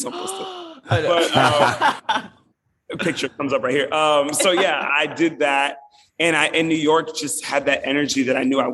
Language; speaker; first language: English; native; English